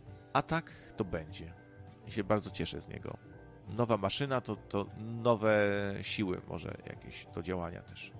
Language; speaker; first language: Polish; native; Polish